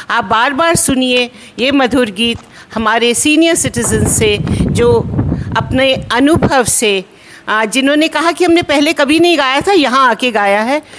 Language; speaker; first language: Hindi; native; Hindi